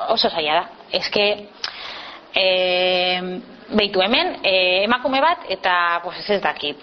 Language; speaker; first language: Basque; non-native, local second language; Spanish